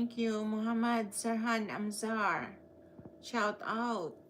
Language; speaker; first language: English; non-native, learner; Filipino